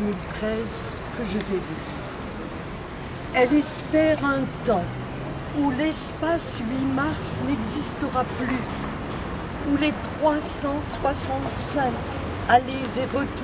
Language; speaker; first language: French; non-native, local second language; Arabic